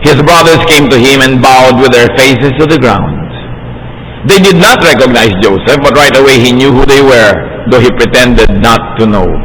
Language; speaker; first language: English; non-native, local second language; Filipino